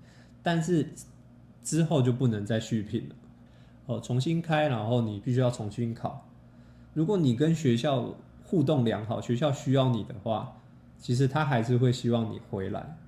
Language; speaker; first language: Chinese; native; Chinese